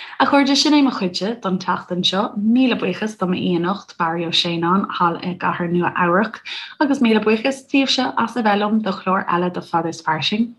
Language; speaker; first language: Irish; native; Irish